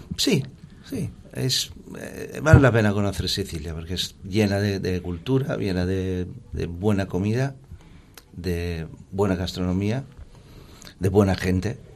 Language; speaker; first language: Spanish; non-native, fluent; Italian